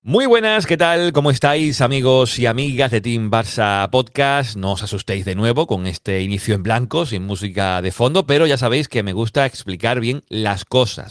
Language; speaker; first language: Spanish; native; Spanish